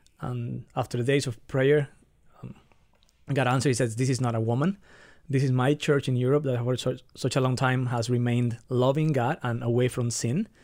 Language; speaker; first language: English; non-native, fluent; Spanish